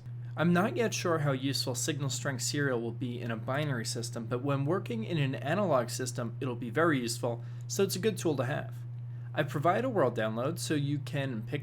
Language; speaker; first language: English; native; English